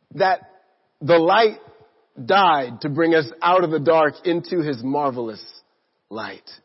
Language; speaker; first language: English; native; English